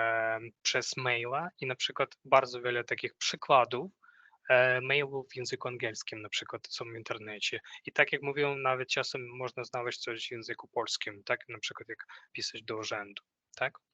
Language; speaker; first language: Polish; non-native, fluent; Ukrainian